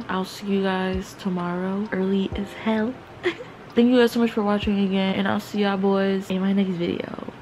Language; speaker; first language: English; native; English